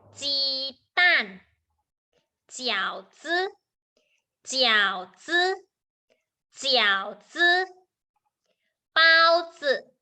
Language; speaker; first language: Chinese; non-native, fluent; Thai